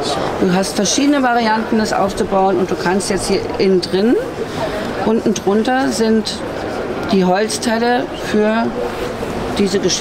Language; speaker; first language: German; native; German